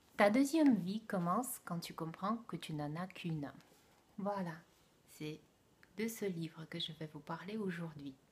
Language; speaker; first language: French; non-native, fluent; Russian